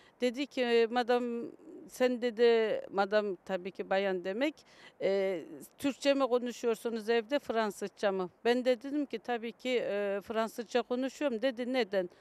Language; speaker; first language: Turkish; early bilingual, other home language; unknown